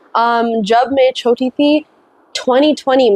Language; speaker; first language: Hindi; early bilingual, heritage; English